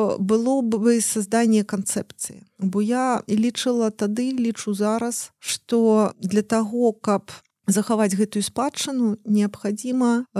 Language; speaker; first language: Belarusian; non-native, local second language; Russian